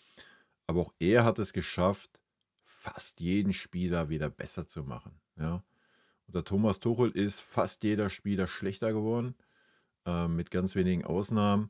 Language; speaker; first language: German; native; German